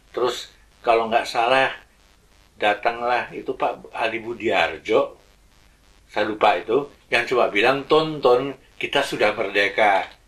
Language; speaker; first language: Indonesian; early bilingual, other home language; Javanese